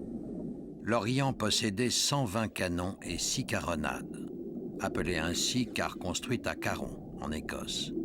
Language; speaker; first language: French; native; French